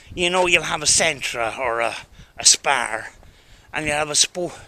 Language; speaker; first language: English; native; English